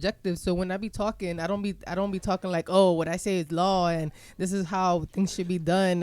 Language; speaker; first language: English; native; English